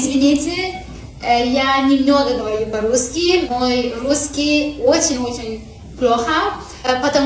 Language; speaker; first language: Russian; non-native, learner; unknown